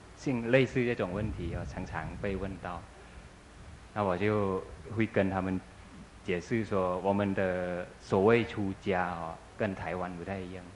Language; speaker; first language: Chinese; non-native, fluent; Thai